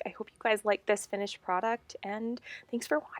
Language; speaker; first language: English; native; English